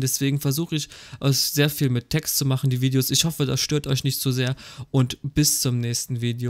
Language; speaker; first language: German; native; German